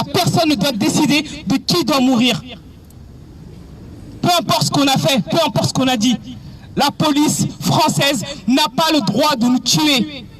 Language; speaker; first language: French; native; French